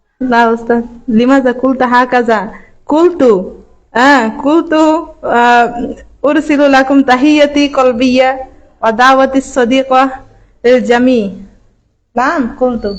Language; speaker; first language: Arabic; non-native, learner; Bangla